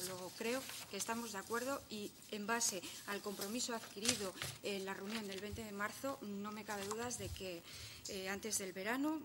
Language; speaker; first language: Spanish; native; Spanish